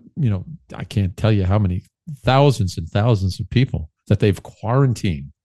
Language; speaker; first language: English; native; English